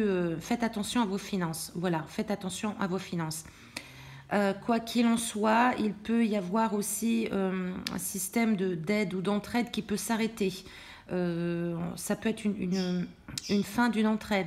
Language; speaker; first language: French; native; French